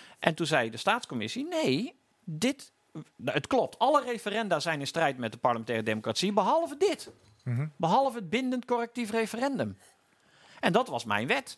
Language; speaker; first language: Dutch; native; Dutch